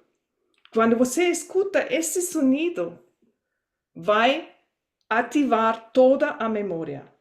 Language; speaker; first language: Portuguese; non-native, fluent; German